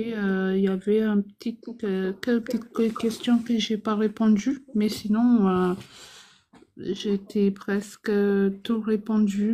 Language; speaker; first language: French; non-native, fluent; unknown